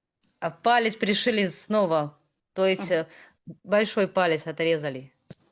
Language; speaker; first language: Russian; native; Russian